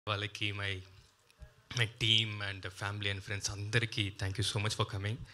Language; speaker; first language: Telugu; non-native, learner; Tamil